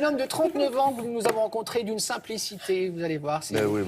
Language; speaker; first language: French; native; French